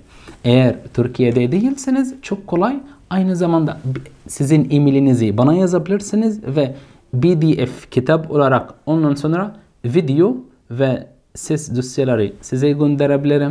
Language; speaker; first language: Turkish; non-native, fluent; Arabic